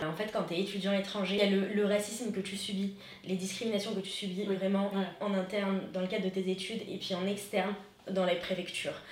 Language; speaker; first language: French; non-native, local second language; Arabic